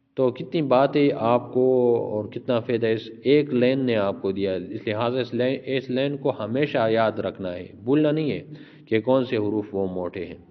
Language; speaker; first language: Urdu; native; Urdu